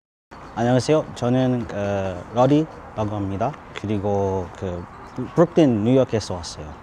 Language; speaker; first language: Korean; non-native, learner; English